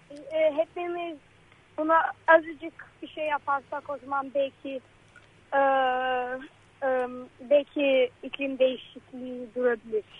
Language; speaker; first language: Turkish; early bilingual, heritage; Turkish